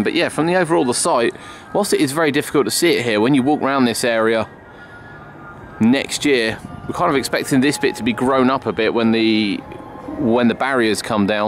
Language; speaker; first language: English; native; English